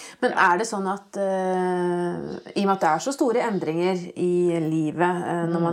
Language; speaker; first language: Norwegian; native; Norwegian